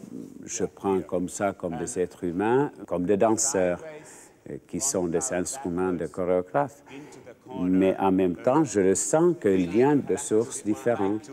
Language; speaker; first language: French; non-native, fluent; Finnish